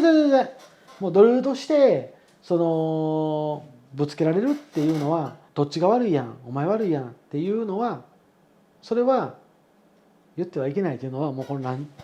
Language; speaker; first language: Japanese; native; Japanese